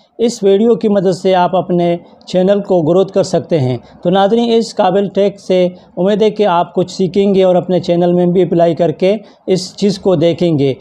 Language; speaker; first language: Urdu; native; Urdu